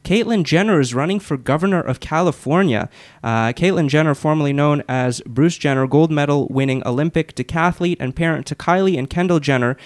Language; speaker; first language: English; native; English